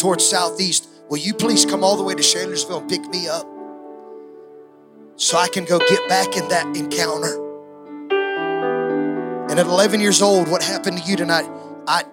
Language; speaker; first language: English; native; English